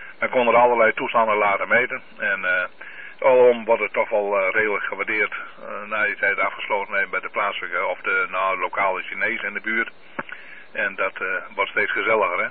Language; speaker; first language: Dutch; native; Dutch